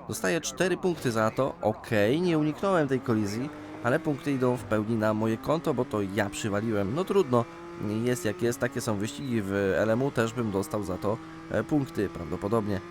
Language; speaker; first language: Polish; native; Polish